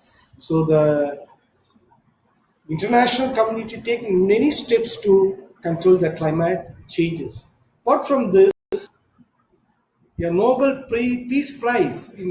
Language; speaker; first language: English; non-native, local second language; Tamil